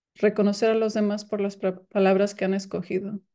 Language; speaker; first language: Spanish; early bilingual, other home language; Portuguese